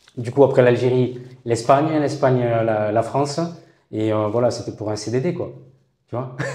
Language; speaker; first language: French; native; French